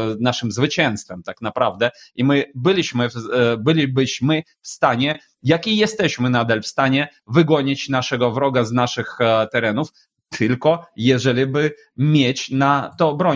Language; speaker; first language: Polish; non-native, fluent; Ukrainian